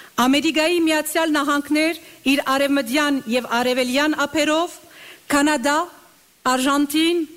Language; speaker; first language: Armenian; native; Armenian